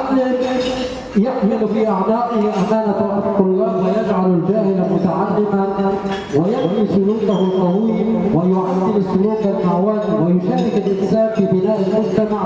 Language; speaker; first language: Arabic; native; Arabic